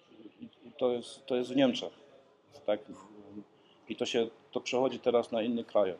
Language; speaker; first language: Polish; early bilingual, heritage; Polish